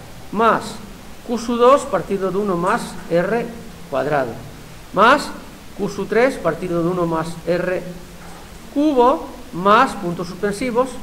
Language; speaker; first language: Spanish; native; Spanish